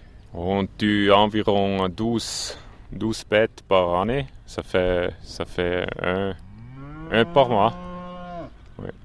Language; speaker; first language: French; non-native, local second language; German